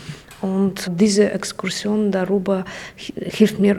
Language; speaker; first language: German; non-native, learner; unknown